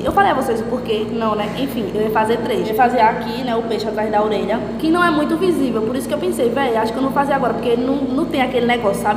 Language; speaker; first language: Portuguese; native; Portuguese